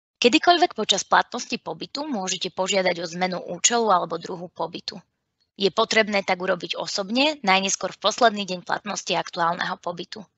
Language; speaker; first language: Slovak; native; Slovak